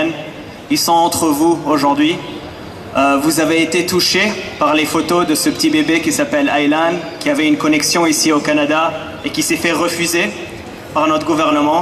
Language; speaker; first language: French; non-native, fluent; Arabic